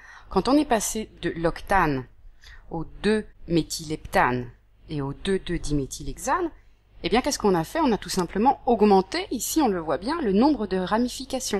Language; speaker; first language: French; native; French